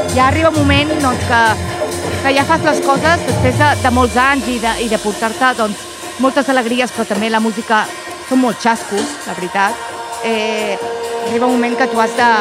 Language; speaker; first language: Catalan; native; Catalan